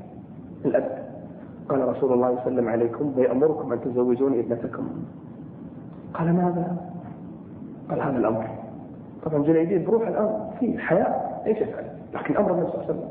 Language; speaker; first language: Arabic; native; Arabic